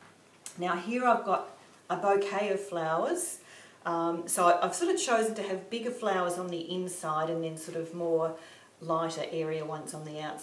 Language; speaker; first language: English; native; English